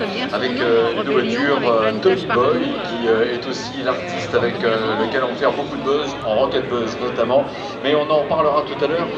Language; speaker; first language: French; native; French